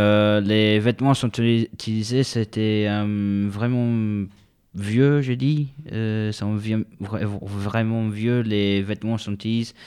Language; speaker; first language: French; non-native, learner; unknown